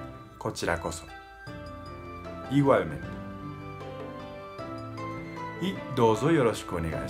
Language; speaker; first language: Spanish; non-native, learner; Japanese